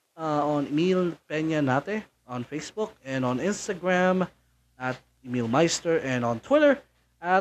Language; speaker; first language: English; non-native, local second language; Bikol